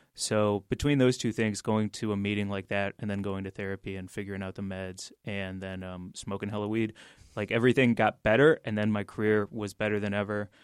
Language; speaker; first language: English; native; English